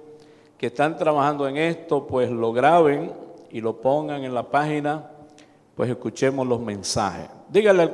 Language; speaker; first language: Spanish; native; Spanish